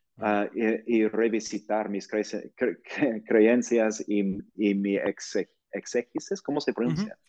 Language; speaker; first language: Spanish; non-native, fluent; English